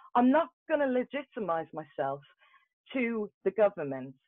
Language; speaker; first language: English; native; English